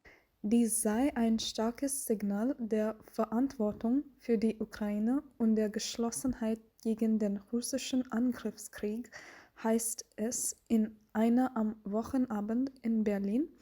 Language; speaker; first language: German; non-native, learner; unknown